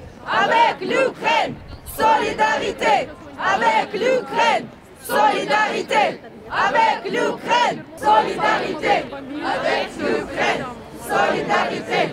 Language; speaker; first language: French; non-native, fluent; Russian